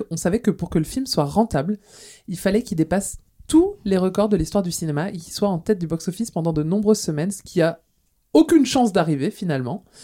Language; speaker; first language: French; native; French